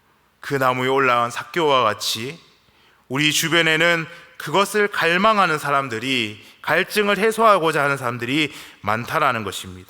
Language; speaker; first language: Korean; native; Korean